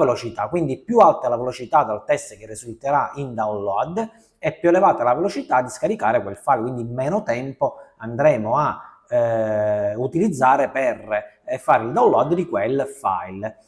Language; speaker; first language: Italian; native; Italian